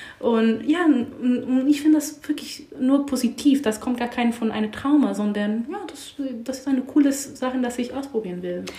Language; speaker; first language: German; non-native, learner; English